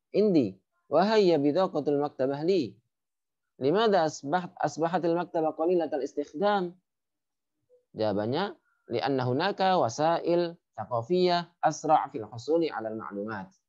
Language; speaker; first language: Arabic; non-native, fluent; Indonesian